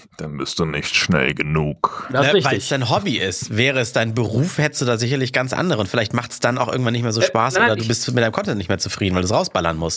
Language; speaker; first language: German; native; German